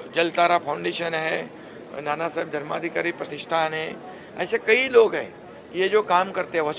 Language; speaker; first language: Hindi; non-native, local second language; Marathi